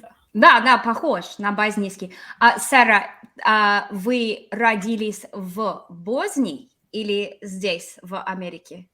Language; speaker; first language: Russian; non-native, fluent; English